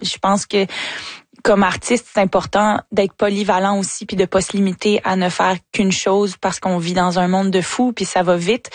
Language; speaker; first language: French; native; French